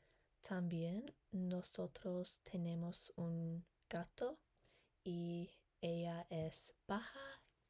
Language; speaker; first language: Spanish; non-native, learner; English